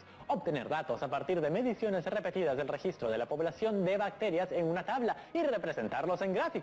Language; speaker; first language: Spanish; native; Spanish